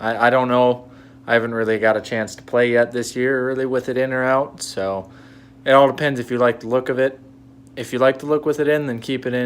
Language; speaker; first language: English; native; English